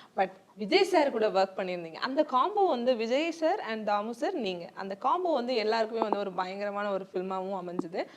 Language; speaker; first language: Tamil; native; Tamil